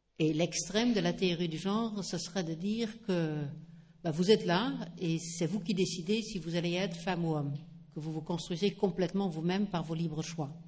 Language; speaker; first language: French; non-native, fluent; Dutch